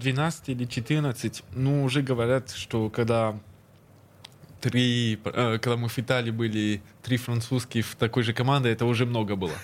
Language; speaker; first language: Russian; early bilingual, heritage; Russian